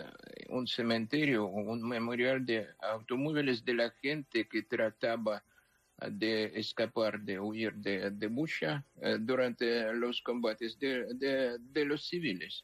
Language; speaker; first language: Spanish; non-native, fluent; Ukrainian